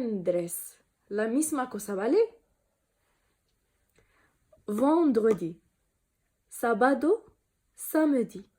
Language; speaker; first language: Spanish; non-native, learner; Arabic